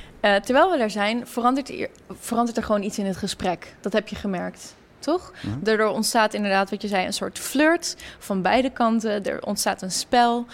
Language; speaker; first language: Dutch; native; Dutch